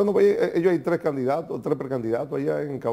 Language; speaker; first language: Spanish; native; Spanish